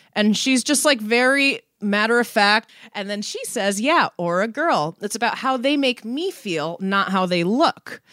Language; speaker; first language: English; native; English